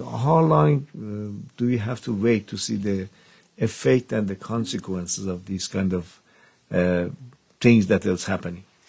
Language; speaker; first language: English; non-native, fluent; Persian